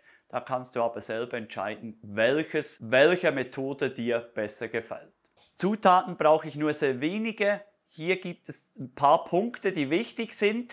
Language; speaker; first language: German; native; German